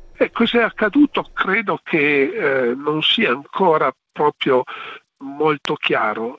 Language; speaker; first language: Italian; native; Italian